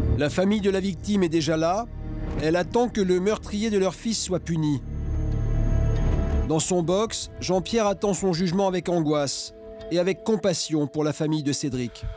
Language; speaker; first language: French; native; French